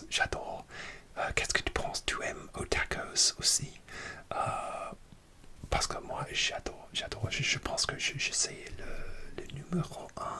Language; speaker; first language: French; non-native, learner; English